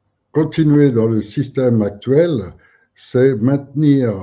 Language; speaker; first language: French; native; French